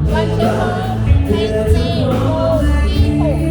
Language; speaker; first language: English; non-native, learner; Thai